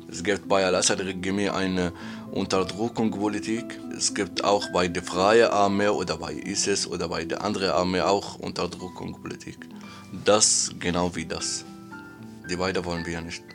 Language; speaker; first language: German; non-native, learner; Arabic